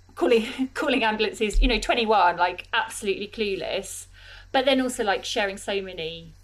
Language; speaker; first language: English; native; English